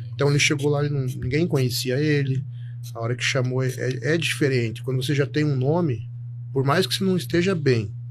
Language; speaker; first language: Portuguese; native; Portuguese